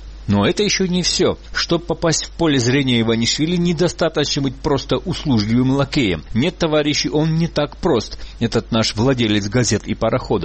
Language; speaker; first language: Russian; native; Russian